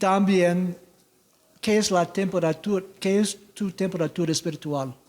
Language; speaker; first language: Spanish; non-native, learner; English